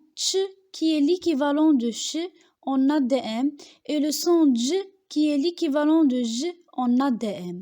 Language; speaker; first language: French; non-native, local second language; Arabic